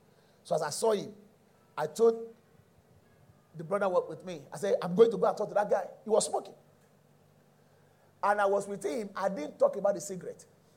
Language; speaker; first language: English; non-native, local second language; Yoruba